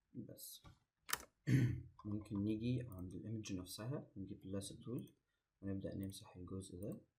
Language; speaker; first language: Arabic; native; Arabic